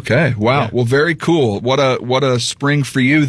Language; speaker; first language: English; native; English